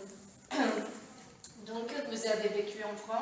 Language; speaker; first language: French; non-native, fluent; Italian